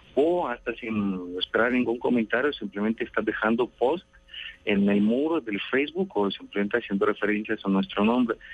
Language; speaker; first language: Spanish; non-native, fluent; Russian